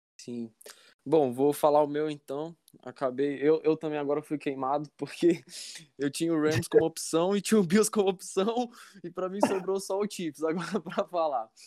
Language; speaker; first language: Portuguese; native; Portuguese